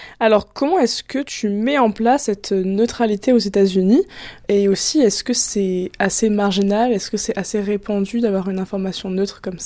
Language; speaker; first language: French; native; French